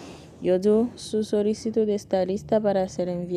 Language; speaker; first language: Spanish; non-native, learner; Haitian Creole